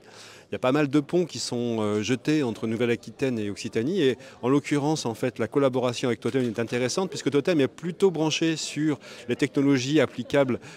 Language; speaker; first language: French; native; French